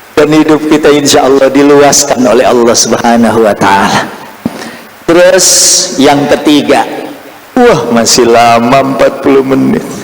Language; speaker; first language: Indonesian; native; Indonesian